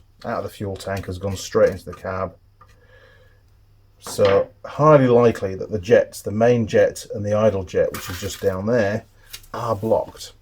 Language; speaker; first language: English; native; English